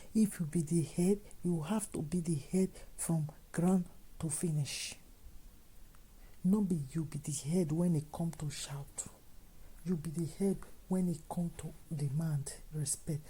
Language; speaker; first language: Nigerian Pidgin; native; Nigerian Pidgin